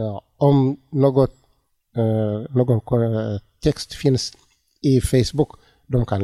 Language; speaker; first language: Swedish; non-native, learner; Tigrinya